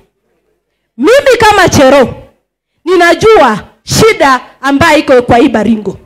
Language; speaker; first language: Swahili; non-native, local second language; Kalenjin